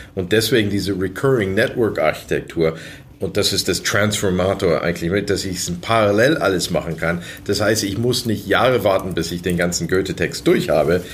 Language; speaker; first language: German; early bilingual, other home language; English